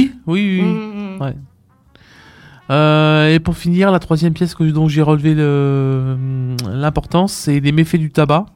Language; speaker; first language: French; native; French